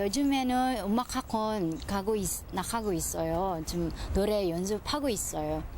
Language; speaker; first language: Korean; non-native, fluent; Filipino